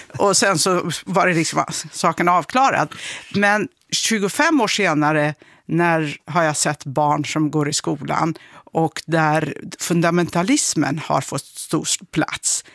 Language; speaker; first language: Swedish; early bilingual, other home language; Kurdish